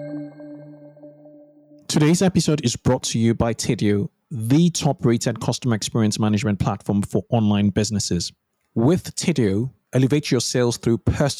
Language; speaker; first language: English; non-native, local second language; Yoruba